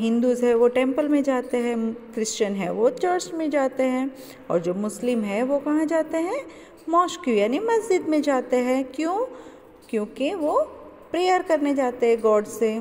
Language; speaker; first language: Hindi; non-native, local second language; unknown